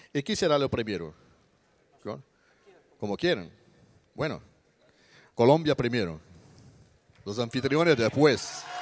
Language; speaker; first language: Spanish; non-native, learner; Portuguese